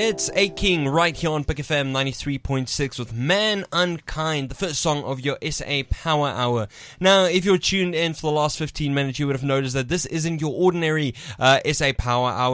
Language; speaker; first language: English; non-native, local second language; Afrikaans